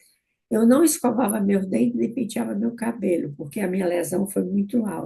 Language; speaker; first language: Portuguese; native; Portuguese